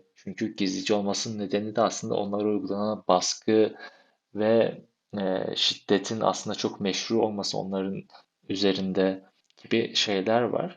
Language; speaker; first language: Turkish; native; Turkish